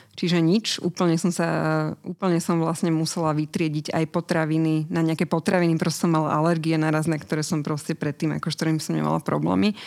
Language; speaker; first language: Slovak; native; Slovak